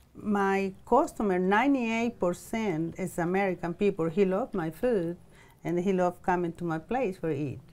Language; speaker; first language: English; non-native, learner; Spanish